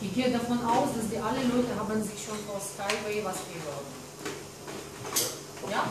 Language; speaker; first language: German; non-native, learner; Russian